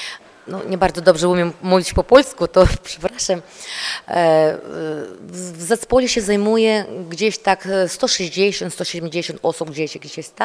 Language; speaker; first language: Polish; non-native, learner; Ukrainian